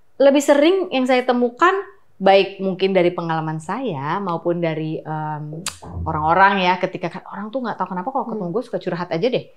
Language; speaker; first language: Indonesian; native; Indonesian